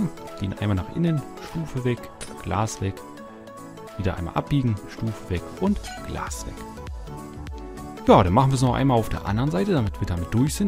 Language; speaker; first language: German; native; German